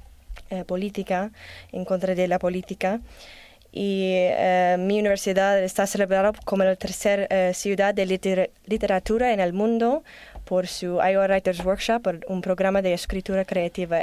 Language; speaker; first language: Spanish; non-native, learner; English